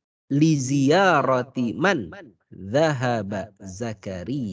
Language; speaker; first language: Arabic; non-native, fluent; Indonesian